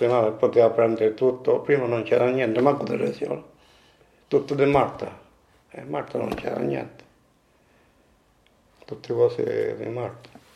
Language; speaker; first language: Italian; non-native, local second language; Sicilian